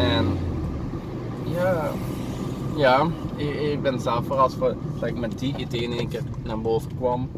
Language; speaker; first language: Dutch; native; Dutch